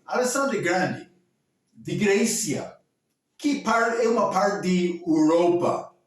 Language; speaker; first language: Portuguese; non-native, local second language; English